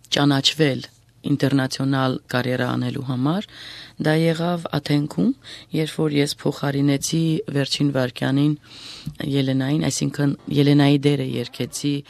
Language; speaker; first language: Armenian; native; Armenian